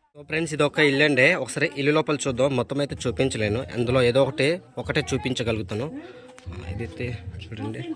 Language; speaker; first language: Telugu; non-native, local second language; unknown